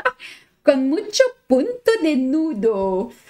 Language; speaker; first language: Spanish; non-native, learner; French